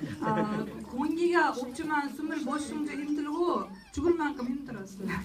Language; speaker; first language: Korean; non-native, learner; Russian